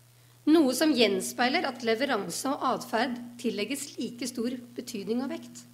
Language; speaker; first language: Norwegian; native; Norwegian